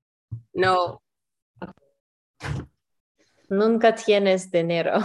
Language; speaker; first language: Spanish; non-native, learner; English